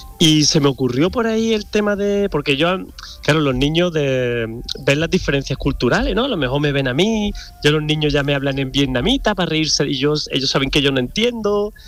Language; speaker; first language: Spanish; native; Spanish